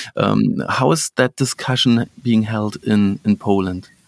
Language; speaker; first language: English; non-native, fluent; German